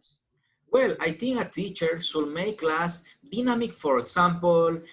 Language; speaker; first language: English; non-native, learner; Spanish